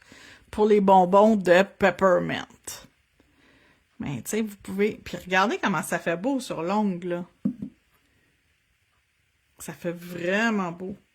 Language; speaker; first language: French; native; French